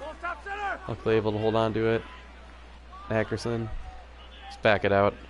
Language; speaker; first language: English; native; English